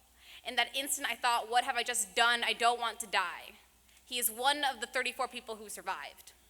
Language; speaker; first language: English; native; English